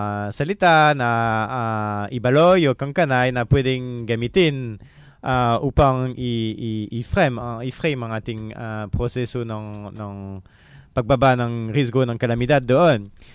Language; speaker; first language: Filipino; non-native, fluent; French